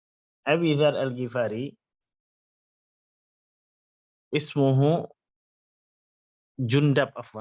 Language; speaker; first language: Arabic; non-native, fluent; Indonesian